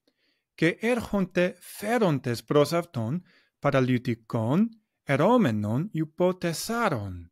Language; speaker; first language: Greek; non-native, fluent; English